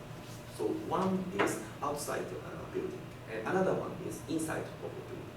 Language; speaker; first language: English; non-native, fluent; Japanese